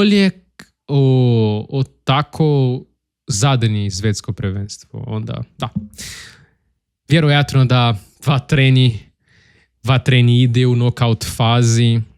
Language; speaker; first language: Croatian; non-native, learner; Portuguese